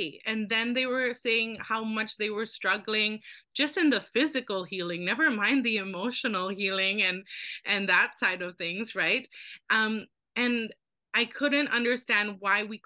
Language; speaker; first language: English; native; English